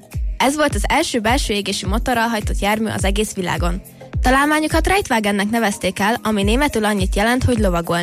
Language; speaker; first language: Hungarian; native; Hungarian